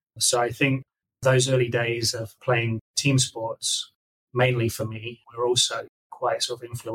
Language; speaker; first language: English; native; English